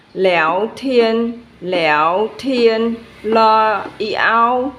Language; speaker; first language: Chinese; non-native, fluent; Khmer